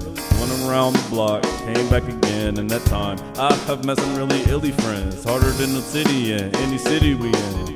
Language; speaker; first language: English; native; English